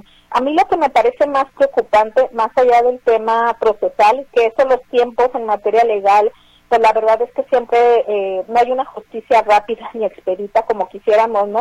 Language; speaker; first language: Spanish; native; Spanish